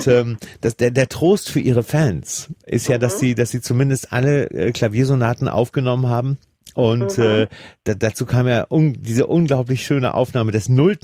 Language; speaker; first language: German; native; German